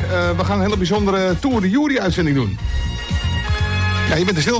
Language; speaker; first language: Dutch; native; Dutch